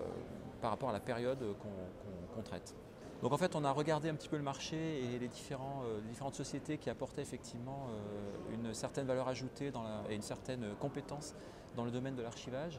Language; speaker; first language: French; native; French